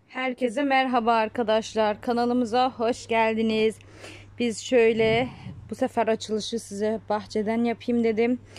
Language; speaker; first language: Turkish; early bilingual, heritage; Turkish